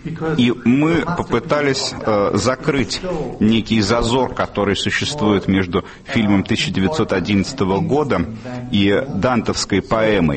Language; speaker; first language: Russian; native; Russian